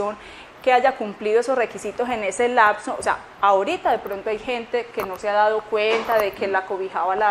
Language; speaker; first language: Spanish; native; Spanish